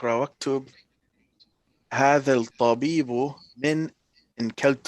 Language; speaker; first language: Arabic; non-native, learner; English